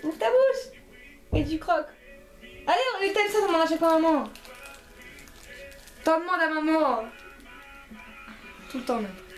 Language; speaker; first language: French; early bilingual, other home language; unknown